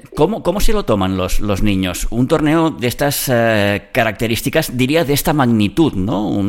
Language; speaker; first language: Spanish; non-native, local second language; Catalan